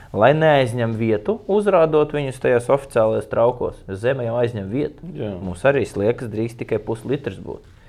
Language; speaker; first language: Latvian; native; Latvian